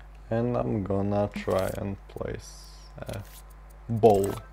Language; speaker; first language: English; non-native, fluent; Polish